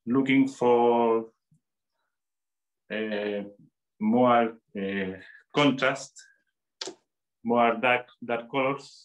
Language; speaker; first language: English; non-native, fluent; Spanish